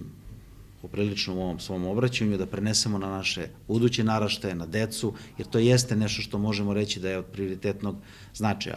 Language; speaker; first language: Bosnian; native; Bosnian